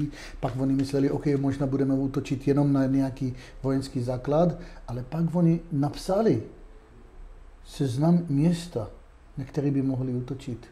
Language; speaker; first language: Czech; non-native, fluent; Hebrew